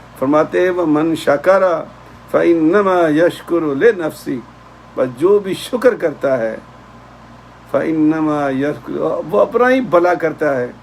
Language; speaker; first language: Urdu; native; Urdu